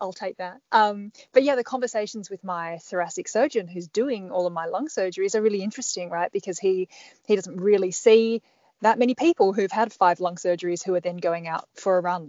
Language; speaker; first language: English; native; English